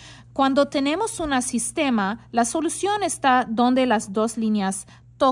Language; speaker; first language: Spanish; non-native, learner; English